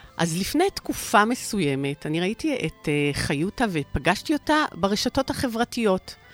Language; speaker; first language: Hebrew; native; Hebrew